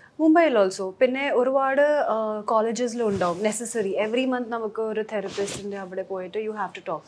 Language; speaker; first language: Malayalam; early bilingual, heritage; Malayalam